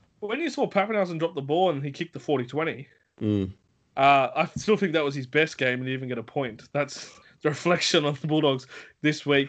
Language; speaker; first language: English; native; English